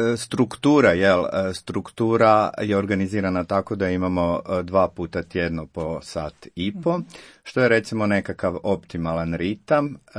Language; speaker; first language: Croatian; native; Croatian